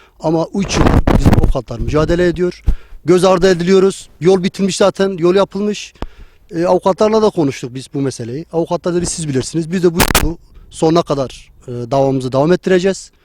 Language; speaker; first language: Turkish; non-native, local second language; Kurdish